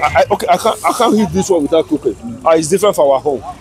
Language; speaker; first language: English; non-native, local second language; Yoruba